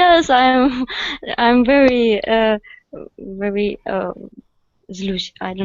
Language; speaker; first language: English; non-native, learner; Russian